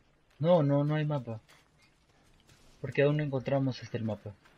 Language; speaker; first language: Spanish; non-native, fluent; Portuguese